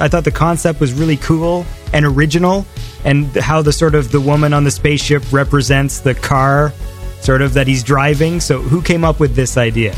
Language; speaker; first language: English; native; English